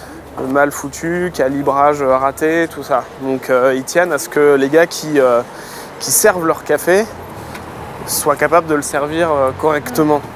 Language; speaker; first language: French; native; French